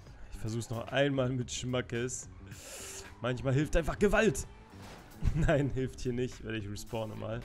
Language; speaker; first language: German; native; German